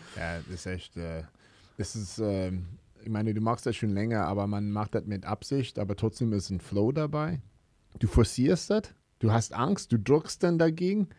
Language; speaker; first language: German; non-native, fluent; English